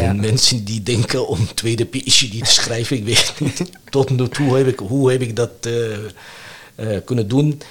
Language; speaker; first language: Dutch; non-native, fluent; Arabic